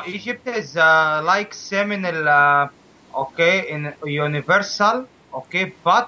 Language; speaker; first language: English; non-native, learner; Arabic